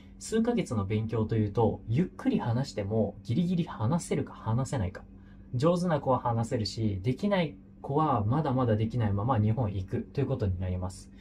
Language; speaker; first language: Japanese; native; Japanese